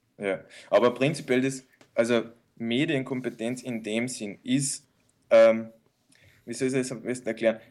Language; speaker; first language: German; early bilingual, other home language; Bosnian